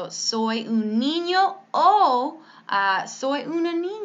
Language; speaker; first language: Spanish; non-native, learner; English